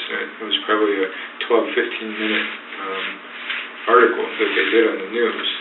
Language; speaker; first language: English; native; English